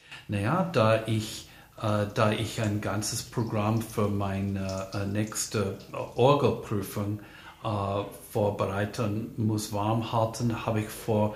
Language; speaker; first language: German; non-native, fluent; English